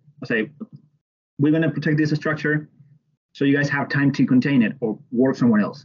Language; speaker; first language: English; non-native, fluent; Spanish